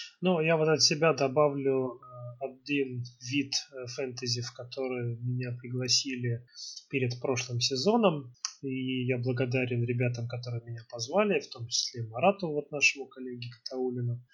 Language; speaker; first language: Russian; native; Russian